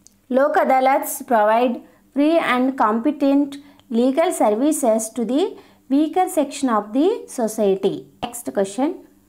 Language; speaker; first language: English; non-native, local second language; Telugu